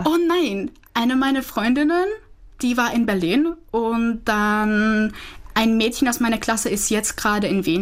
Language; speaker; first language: German; non-native, fluent; Czech